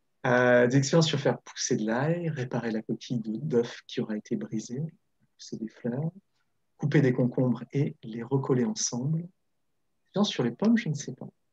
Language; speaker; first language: French; native; French